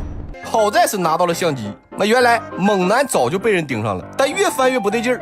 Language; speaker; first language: Chinese; native; Chinese